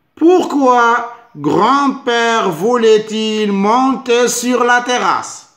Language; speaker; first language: French; non-native, local second language; Arabic